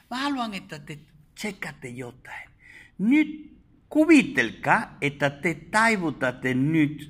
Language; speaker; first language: Finnish; non-native, fluent; Spanish